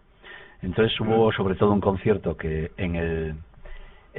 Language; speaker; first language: Spanish; native; Spanish